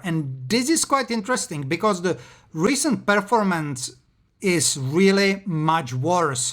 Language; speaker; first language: English; non-native, fluent; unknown